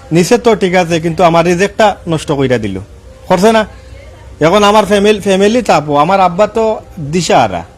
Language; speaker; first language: Bangla; non-native, local second language; Sylheti